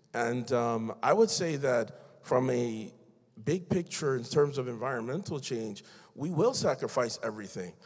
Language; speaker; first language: English; native; English